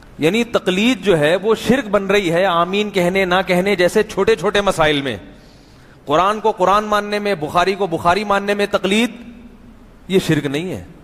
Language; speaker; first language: Urdu; native; Urdu